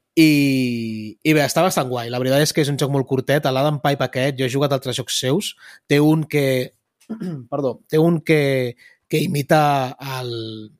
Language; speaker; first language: Catalan; early bilingual, other home language; Spanish